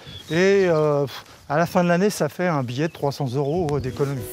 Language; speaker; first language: French; native; French